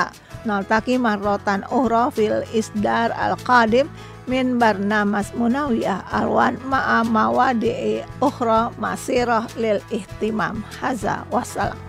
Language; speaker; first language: Arabic; non-native, fluent; Indonesian